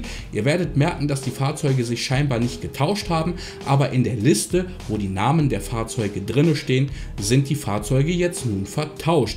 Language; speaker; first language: German; native; German